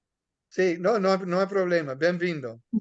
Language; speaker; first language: Spanish; non-native, fluent; English